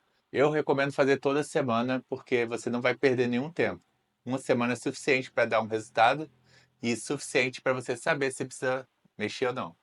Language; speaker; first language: Portuguese; native; Portuguese